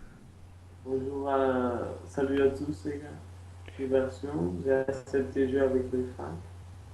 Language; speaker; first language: French; non-native, fluent; Portuguese